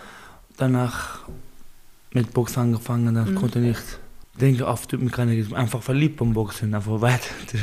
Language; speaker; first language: German; non-native, learner; Baluchi